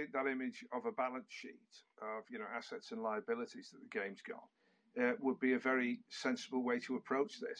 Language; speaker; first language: English; native; English